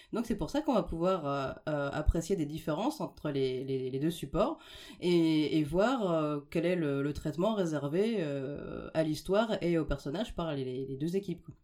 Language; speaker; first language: French; native; French